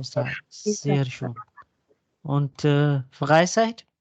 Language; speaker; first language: German; non-native, fluent; Urdu